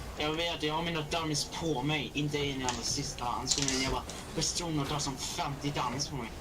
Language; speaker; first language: Swedish; native; Swedish